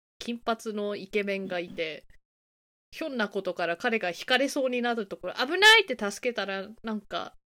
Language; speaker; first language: Japanese; native; Japanese